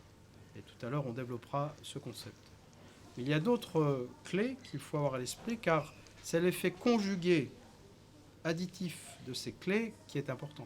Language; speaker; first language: French; native; French